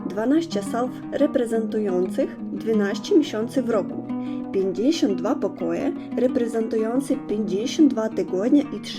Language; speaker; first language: Polish; non-native, learner; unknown